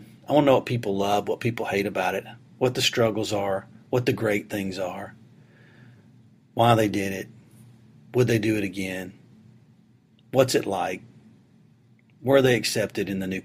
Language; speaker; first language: English; native; English